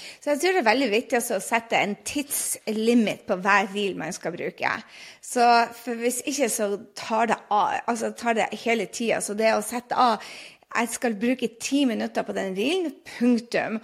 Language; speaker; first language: Norwegian; native; Norwegian